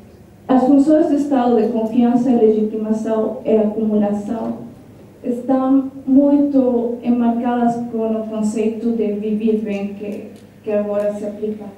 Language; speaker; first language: Portuguese; non-native, learner; Spanish